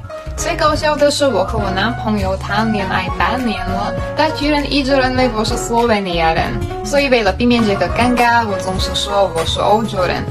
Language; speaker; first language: Chinese; non-native, fluent; Slovak